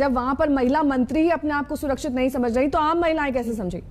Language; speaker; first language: Hindi; native; Hindi